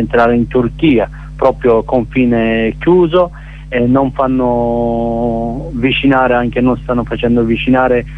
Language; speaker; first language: Italian; non-native, learner; Kurdish